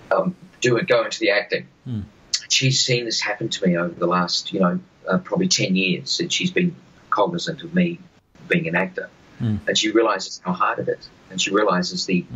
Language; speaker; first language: English; native; English